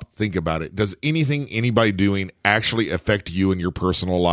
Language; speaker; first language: English; native; English